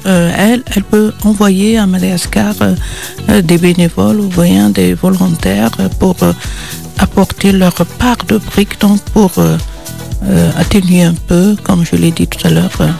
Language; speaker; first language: French; non-native, local second language; Malagasy